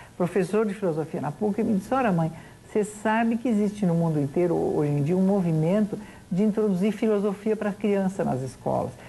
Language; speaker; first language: Portuguese; native; Portuguese